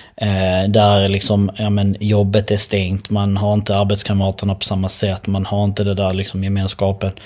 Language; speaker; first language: Swedish; early bilingual, other home language; Albanian